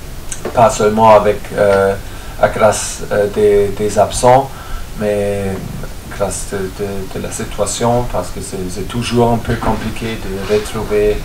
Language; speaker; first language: French; non-native, fluent; German